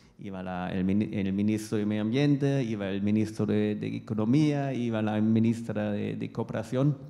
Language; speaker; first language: Spanish; non-native, fluent; German